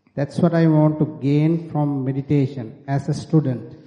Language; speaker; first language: English; non-native, local second language; Sinhala